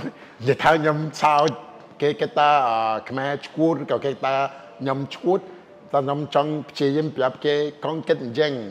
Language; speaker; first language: Khmer; non-native, fluent; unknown